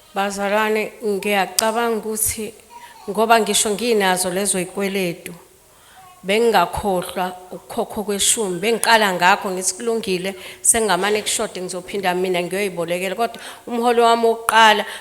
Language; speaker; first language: Zulu; native; Zulu